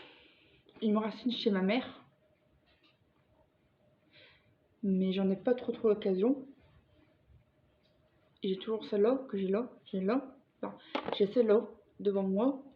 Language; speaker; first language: French; native; French